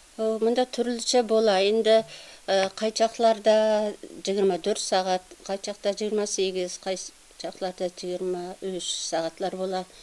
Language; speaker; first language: Tatar; early bilingual, heritage; Tatar